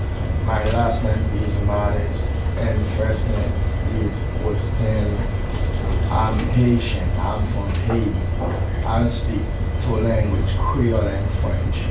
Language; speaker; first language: English; non-native, learner; Haitian Creole